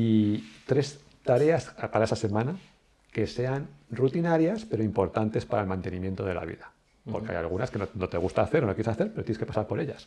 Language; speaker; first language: Spanish; native; Spanish